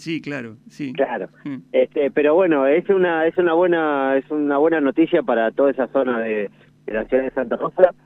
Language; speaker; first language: Spanish; native; Spanish